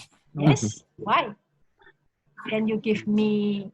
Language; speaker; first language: English; non-native, learner; Indonesian